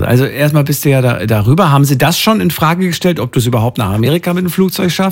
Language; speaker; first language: German; native; German